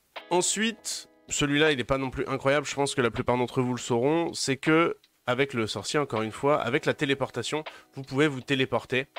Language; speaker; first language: French; native; French